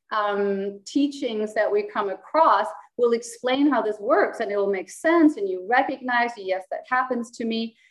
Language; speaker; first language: English; non-native, fluent; Danish